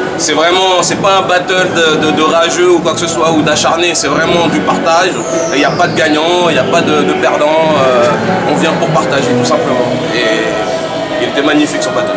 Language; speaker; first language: French; early bilingual, other home language; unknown